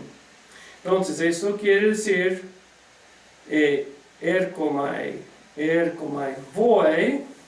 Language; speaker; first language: Spanish; non-native, fluent; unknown